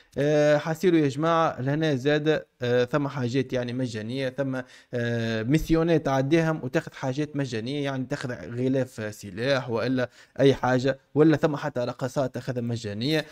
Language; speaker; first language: Arabic; native; Arabic